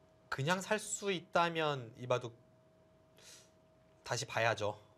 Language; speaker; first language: Korean; native; Korean